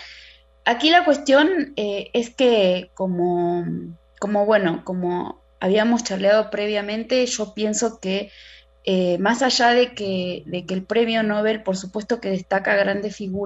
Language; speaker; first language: Spanish; native; Spanish